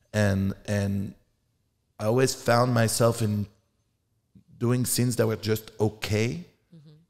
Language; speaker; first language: English; non-native, fluent; French